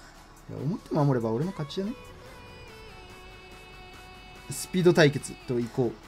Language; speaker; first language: Japanese; native; Japanese